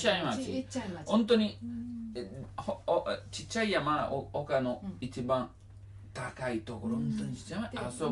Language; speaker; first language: Japanese; non-native, learner; Italian